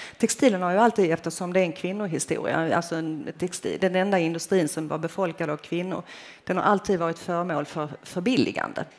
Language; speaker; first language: Swedish; early bilingual, other home language; Finnish